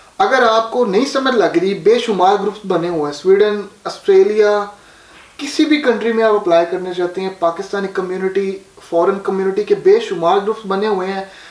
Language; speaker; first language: Urdu; non-native, local second language; Punjabi